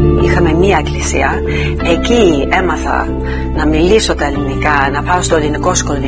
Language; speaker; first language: Greek; early bilingual, heritage; English